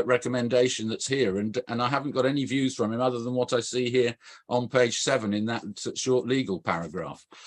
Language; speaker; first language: English; native; English